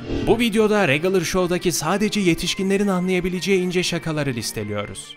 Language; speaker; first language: Turkish; native; Turkish